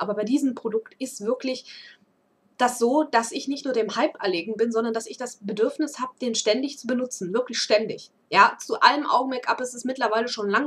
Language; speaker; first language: German; native; German